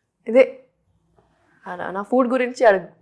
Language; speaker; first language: Telugu; non-native, local second language; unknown